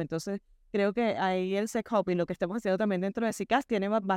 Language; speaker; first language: Spanish; native; Spanish